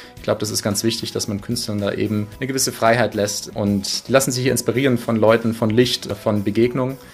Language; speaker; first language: German; native; German